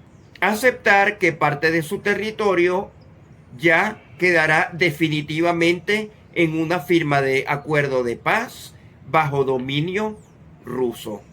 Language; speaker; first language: Spanish; native; Spanish